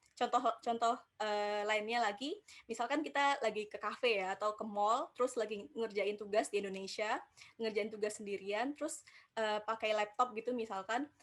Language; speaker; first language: Indonesian; native; Indonesian